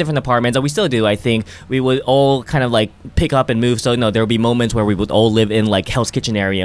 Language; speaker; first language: English; non-native, local second language; Japanese